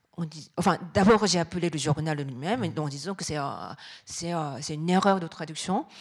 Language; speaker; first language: French; non-native, fluent; Japanese